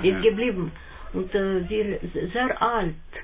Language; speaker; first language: German; non-native, learner; Russian